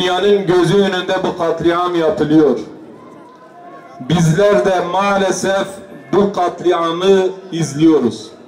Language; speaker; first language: Turkish; native; Turkish